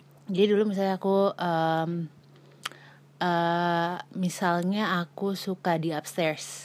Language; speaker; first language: Indonesian; native; Indonesian